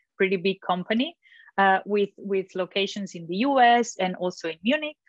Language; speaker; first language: English; non-native, fluent; Catalan